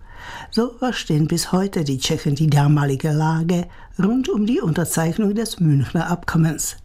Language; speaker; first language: German; native; German